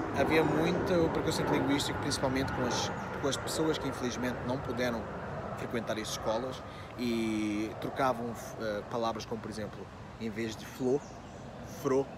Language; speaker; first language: Portuguese; native; Portuguese